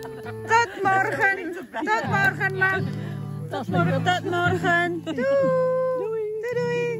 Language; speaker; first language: Dutch; non-native, learner; Indonesian